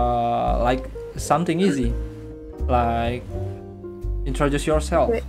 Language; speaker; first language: English; non-native, learner; Indonesian